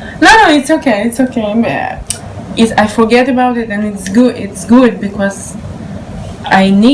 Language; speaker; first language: English; non-native, learner; Hebrew